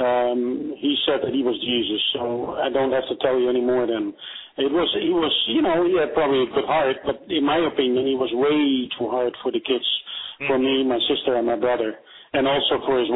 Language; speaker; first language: English; non-native, fluent; Dutch